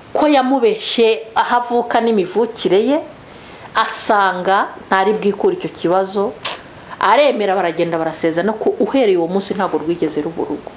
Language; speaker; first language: Kinyarwanda; native; Kinyarwanda